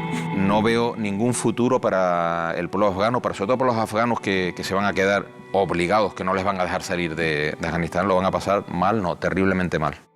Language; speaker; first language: Spanish; native; Spanish